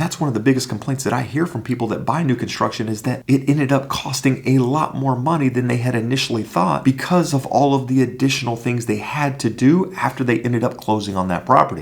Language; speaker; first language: English; native; English